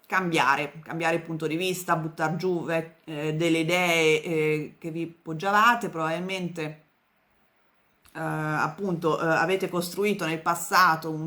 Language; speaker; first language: Italian; native; Italian